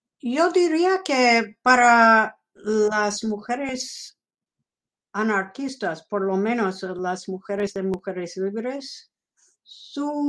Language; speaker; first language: Spanish; non-native, fluent; English